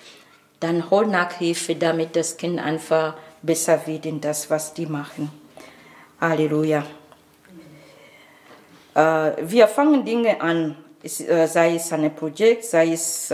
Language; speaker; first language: German; non-native, learner; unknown